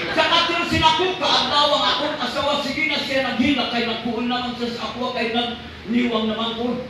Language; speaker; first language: Cebuano; non-native, local second language; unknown